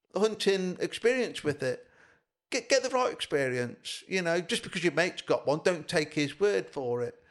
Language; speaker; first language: English; native; English